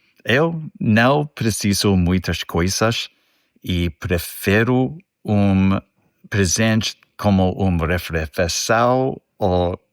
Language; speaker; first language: Portuguese; non-native, learner; English